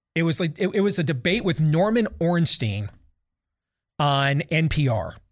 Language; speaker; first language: English; native; English